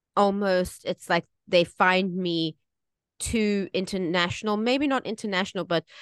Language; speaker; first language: English; native; English